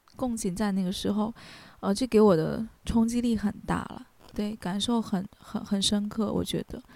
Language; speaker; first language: Chinese; native; Chinese